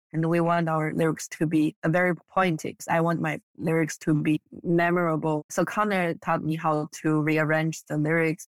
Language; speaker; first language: English; non-native, fluent; Chinese